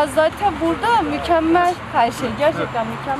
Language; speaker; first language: Turkish; non-native, fluent; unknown